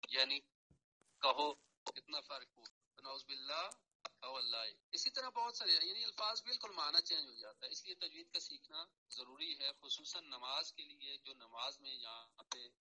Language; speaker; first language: Urdu; non-native, local second language; Punjabi